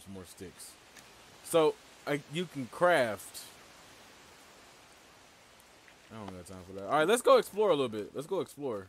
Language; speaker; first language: English; native; English